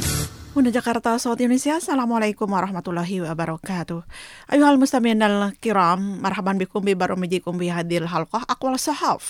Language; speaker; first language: Arabic; non-native, fluent; Indonesian